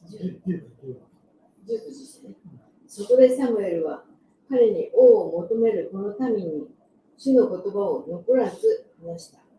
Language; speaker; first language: Japanese; native; Japanese